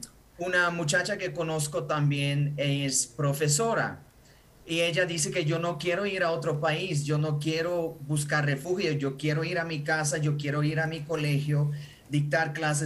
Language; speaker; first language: Spanish; non-native, fluent; Ukrainian